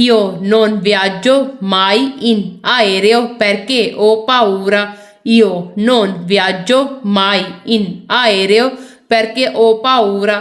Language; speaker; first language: Italian; non-native, fluent; Urdu